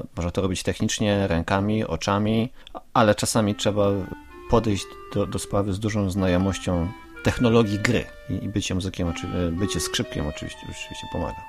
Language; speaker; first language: Polish; native; Polish